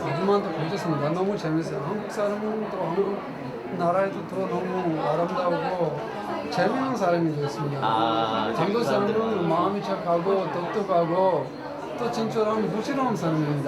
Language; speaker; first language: Korean; non-native, learner; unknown